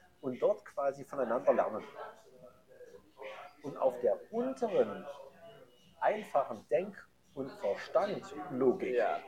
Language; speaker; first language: German; native; German